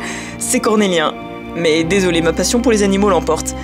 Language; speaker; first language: French; native; French